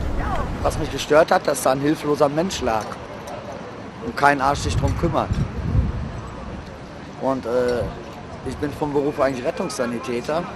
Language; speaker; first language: German; native; German